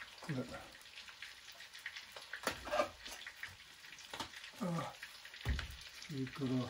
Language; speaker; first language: Japanese; native; Japanese